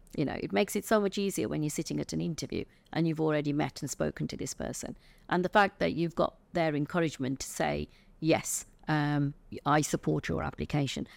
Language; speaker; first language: English; native; English